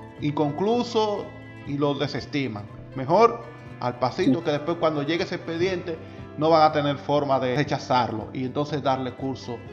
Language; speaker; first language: Spanish; native; Spanish